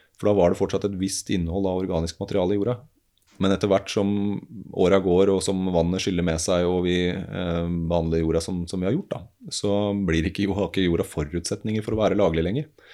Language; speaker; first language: Norwegian; native; Norwegian